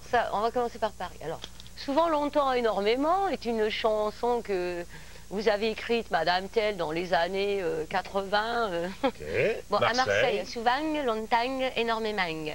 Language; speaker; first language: French; native; French